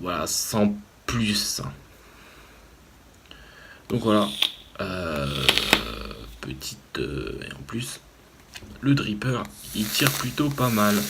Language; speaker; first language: French; native; French